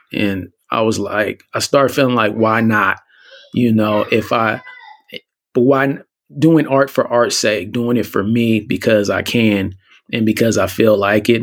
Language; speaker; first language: English; native; English